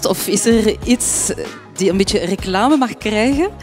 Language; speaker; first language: Dutch; non-native, fluent; French